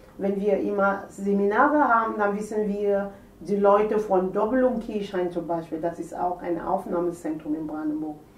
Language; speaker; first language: German; non-native, fluent; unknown